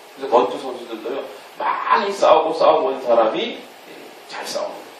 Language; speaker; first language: Korean; native; Korean